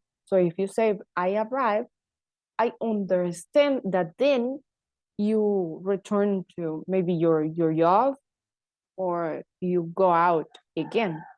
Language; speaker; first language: English; non-native, fluent; Spanish